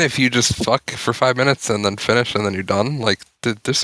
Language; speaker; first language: English; native; English